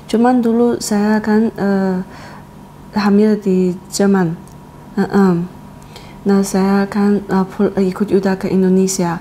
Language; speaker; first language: Indonesian; non-native, learner; Chinese